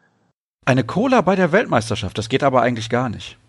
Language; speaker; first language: German; native; German